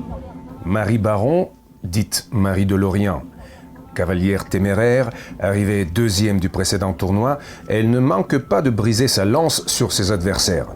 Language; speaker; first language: French; native; French